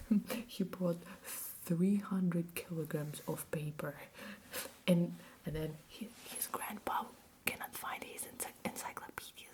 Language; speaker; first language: English; non-native, fluent; Russian